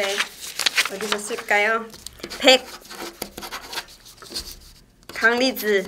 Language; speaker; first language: Korean; non-native, fluent; Chinese